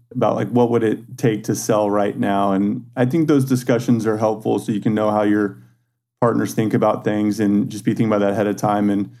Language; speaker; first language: English; native; English